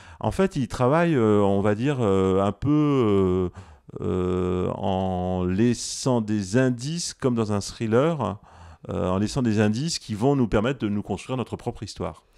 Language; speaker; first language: French; native; French